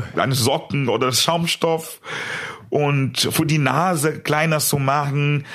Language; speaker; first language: German; non-native, fluent; Portuguese